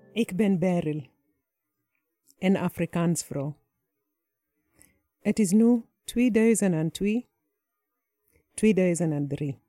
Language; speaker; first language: Dutch; non-native, fluent; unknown